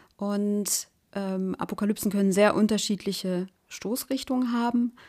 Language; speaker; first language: German; native; German